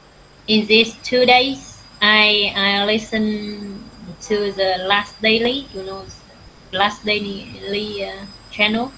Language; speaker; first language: English; non-native, learner; Vietnamese